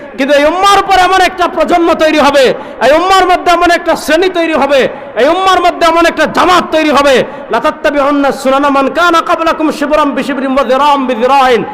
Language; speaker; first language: Bangla; native; Bangla